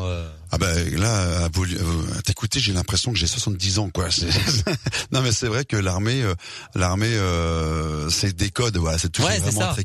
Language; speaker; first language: French; native; French